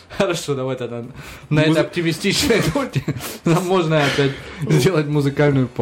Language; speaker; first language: Russian; native; Russian